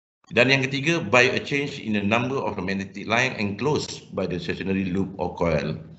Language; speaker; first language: English; non-native, local second language; Malay